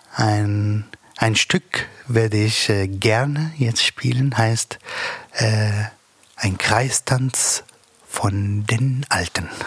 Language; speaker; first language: German; non-native, learner; Arabic